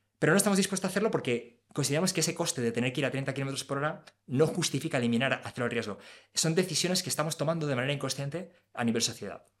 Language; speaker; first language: Spanish; native; Spanish